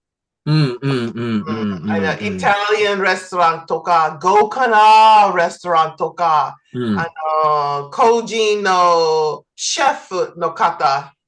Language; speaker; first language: Japanese; non-native, learner; English